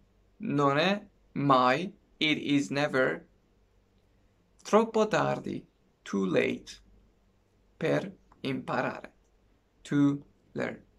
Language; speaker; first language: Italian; non-native, fluent; Persian